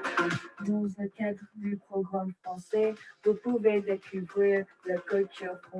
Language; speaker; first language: French; non-native, learner; English